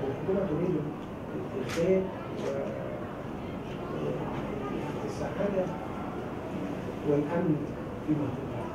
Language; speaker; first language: Arabic; non-native, learner; Thai